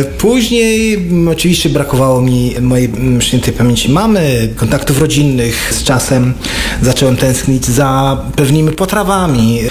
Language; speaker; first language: Polish; non-native, fluent; Arabic